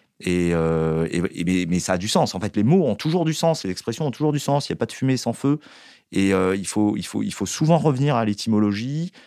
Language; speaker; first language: French; native; French